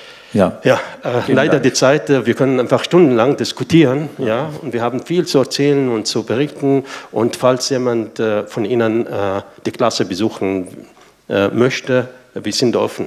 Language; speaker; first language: German; non-native, fluent; Arabic